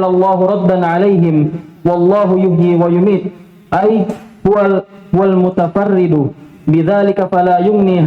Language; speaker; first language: Arabic; non-native, learner; Indonesian